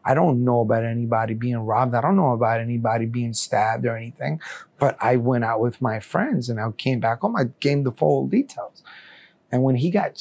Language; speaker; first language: English; native; English